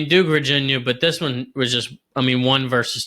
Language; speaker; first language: English; native; English